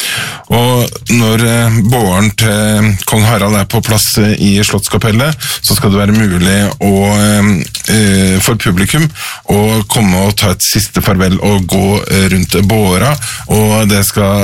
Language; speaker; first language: Norwegian; native; Norwegian